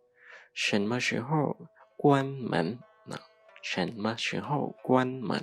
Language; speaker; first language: Chinese; non-native, fluent; Lao